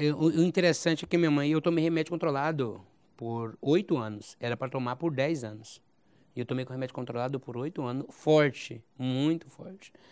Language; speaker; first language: Portuguese; native; Portuguese